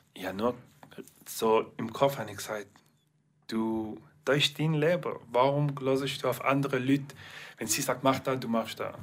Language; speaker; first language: German; non-native, learner; English